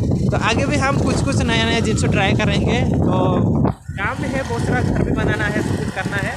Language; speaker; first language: Hindi; non-native, local second language; Odia